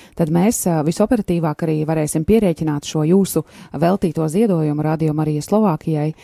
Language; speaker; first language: Latvian; native; Latvian